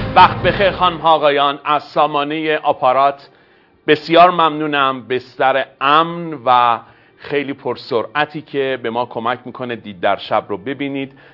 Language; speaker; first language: Persian; non-native, local second language; Azerbaijani